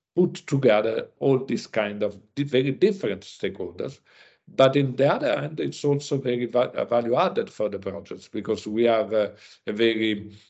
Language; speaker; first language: English; non-native, learner; Italian